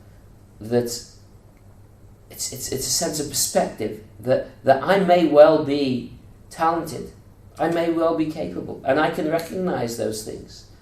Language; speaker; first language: English; native; English